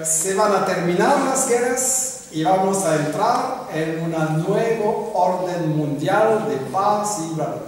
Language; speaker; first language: Spanish; non-native, fluent; French